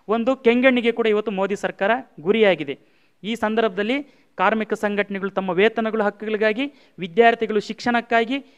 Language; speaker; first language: Kannada; native; Kannada